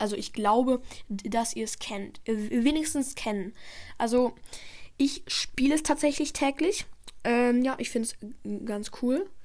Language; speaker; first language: German; native; German